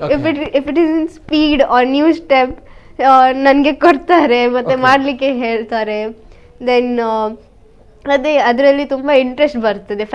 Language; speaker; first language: Kannada; non-native, local second language; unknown